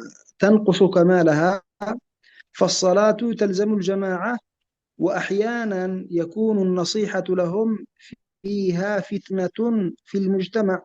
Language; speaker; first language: Arabic; native; Arabic